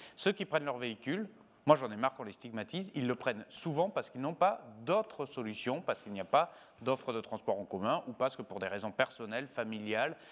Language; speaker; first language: French; native; French